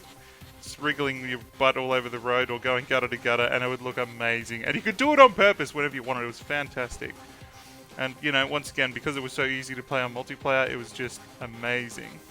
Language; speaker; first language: English; native; English